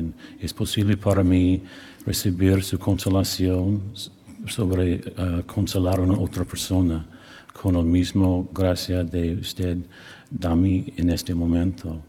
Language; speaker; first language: Spanish; non-native, learner; English